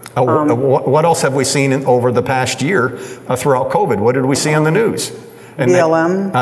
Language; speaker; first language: English; native; English